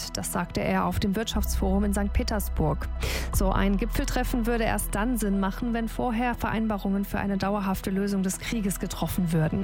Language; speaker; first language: German; native; German